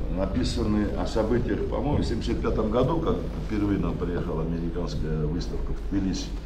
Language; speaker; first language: Russian; native; Russian